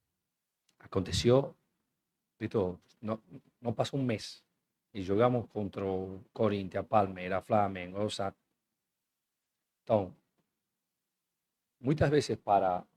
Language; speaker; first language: Portuguese; non-native, learner; Spanish